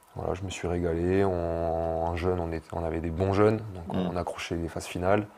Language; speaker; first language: French; native; French